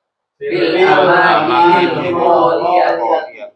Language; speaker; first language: Arabic; non-native, learner; Indonesian